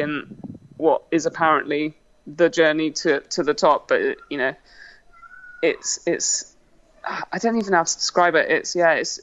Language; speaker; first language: English; native; English